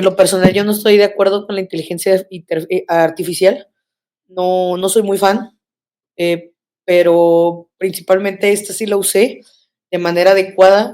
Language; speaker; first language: Spanish; native; Spanish